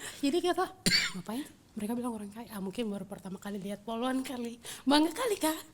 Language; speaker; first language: Indonesian; native; Indonesian